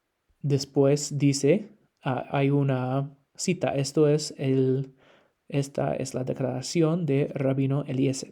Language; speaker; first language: Spanish; non-native, fluent; English